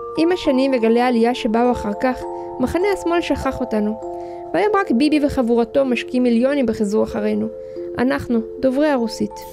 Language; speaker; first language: Hebrew; early bilingual, other home language; Russian